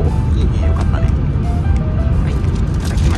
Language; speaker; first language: Japanese; native; Japanese